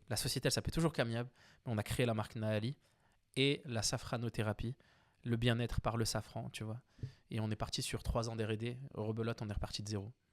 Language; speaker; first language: French; early bilingual, other home language; Arabic